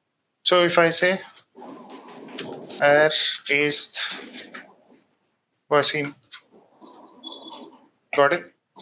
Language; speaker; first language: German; non-native, fluent; Telugu